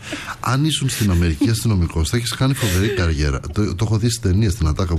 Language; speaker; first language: Greek; native; Greek